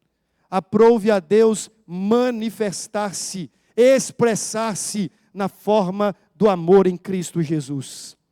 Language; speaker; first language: Portuguese; native; Portuguese